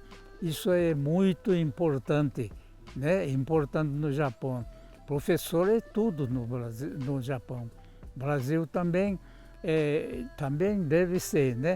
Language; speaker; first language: Portuguese; non-native, local second language; Japanese